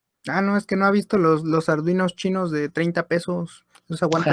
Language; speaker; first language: Spanish; native; Spanish